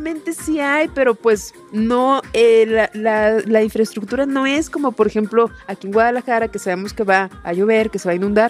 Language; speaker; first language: Spanish; native; Spanish